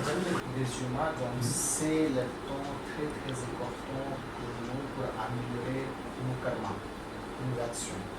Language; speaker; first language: French; non-native, learner; Hindi